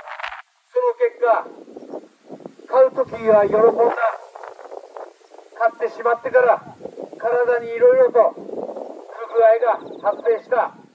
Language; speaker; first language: Japanese; native; Japanese